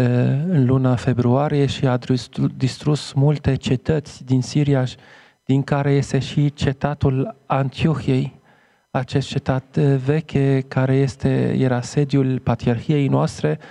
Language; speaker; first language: Romanian; non-native, fluent; Arabic